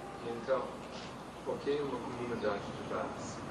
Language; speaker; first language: Portuguese; non-native, fluent; English